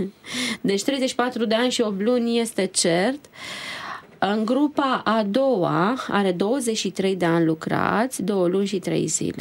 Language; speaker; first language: Romanian; native; Romanian